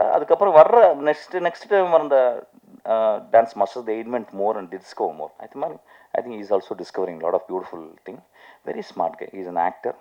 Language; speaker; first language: Tamil; native; Tamil